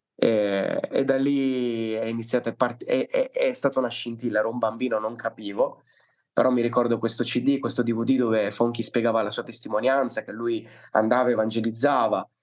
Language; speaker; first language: Italian; native; Italian